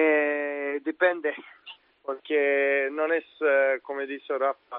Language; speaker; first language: Spanish; non-native, learner; Serbian